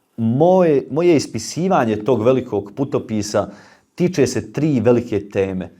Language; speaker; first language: Bosnian; native; Bosnian